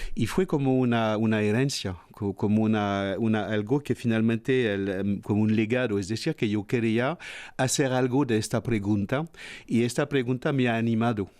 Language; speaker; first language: Spanish; non-native, fluent; French